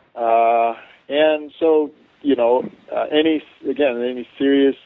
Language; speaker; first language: English; native; English